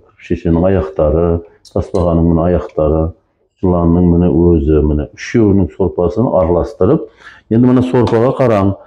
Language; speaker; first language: Kazakh; early bilingual, heritage; Kazakh